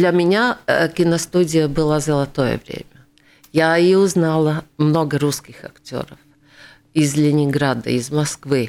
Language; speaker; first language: Russian; non-native, local second language; Latvian